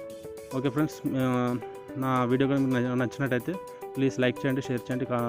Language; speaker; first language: Telugu; native; Telugu